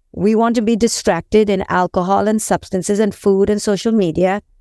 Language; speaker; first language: English; non-native, local second language; Hindi